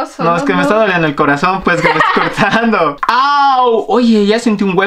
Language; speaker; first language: Spanish; native; Spanish